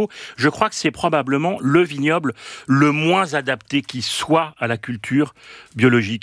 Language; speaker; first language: French; native; French